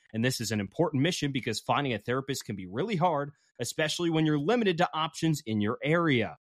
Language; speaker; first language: English; native; English